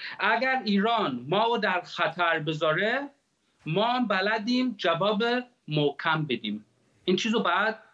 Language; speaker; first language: Persian; early bilingual, heritage; Persian